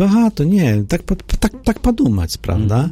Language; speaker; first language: Polish; non-native, learner; Ukrainian